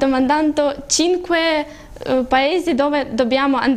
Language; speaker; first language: Italian; non-native, learner; Russian